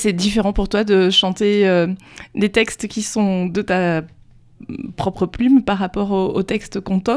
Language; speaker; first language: French; native; French